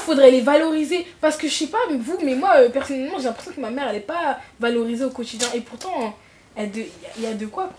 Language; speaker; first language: French; native; French